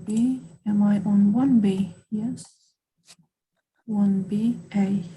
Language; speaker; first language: English; non-native, fluent; Kyrgyz